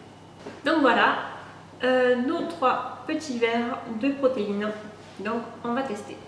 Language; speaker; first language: French; native; French